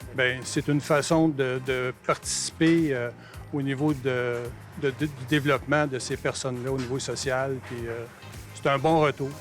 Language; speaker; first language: French; native; French